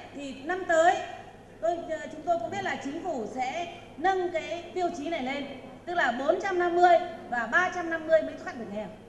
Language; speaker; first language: Vietnamese; native; Vietnamese